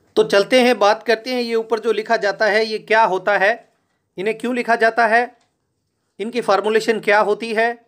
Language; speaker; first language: Hindi; native; Hindi